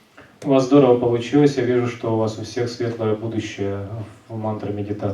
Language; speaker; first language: Russian; native; Russian